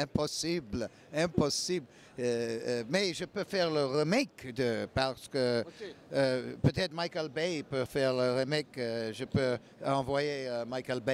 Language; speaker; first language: French; non-native, learner; English